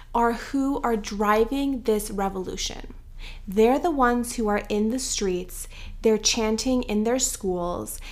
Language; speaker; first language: English; early bilingual, other home language; Persian